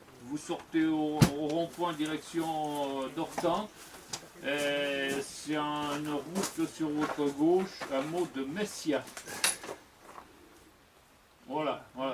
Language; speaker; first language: French; native; French